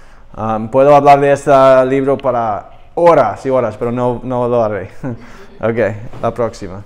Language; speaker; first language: Spanish; non-native, learner; English